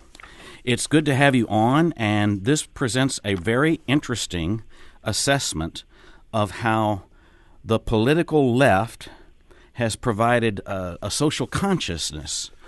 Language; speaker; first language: English; native; English